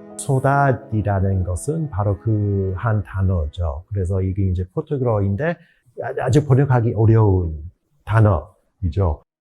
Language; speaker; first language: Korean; non-native, fluent; English